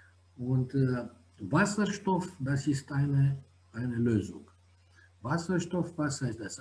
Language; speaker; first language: German; non-native, fluent; Romanian